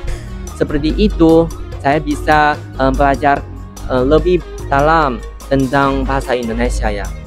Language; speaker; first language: Indonesian; non-native, learner; Chinese